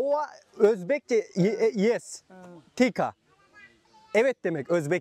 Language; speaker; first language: Turkish; native; Turkish